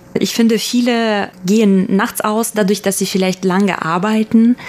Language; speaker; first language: German; early bilingual, other home language; Russian